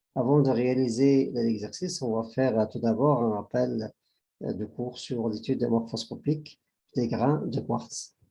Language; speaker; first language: French; non-native, local second language; Arabic